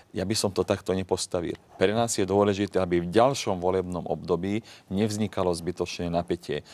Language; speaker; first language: Slovak; non-native, local second language; Hungarian